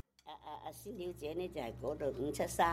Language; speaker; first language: Chinese; native; Chinese